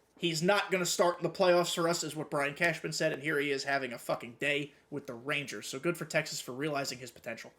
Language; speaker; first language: English; native; English